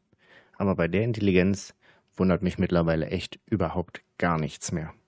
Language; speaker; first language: German; native; German